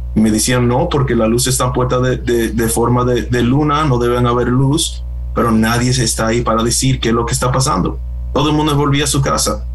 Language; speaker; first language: Spanish; early bilingual, heritage; Spanish